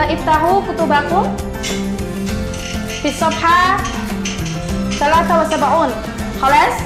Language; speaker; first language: Arabic; non-native, fluent; Indonesian